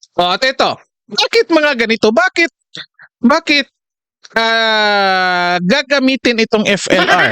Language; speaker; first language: Filipino; non-native, local second language; Cebuano